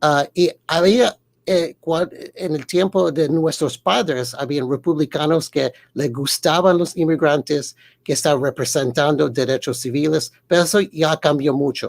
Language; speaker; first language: Spanish; early bilingual, heritage; Spanish